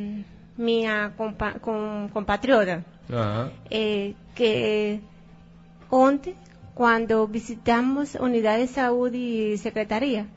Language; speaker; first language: Portuguese; non-native, learner; Spanish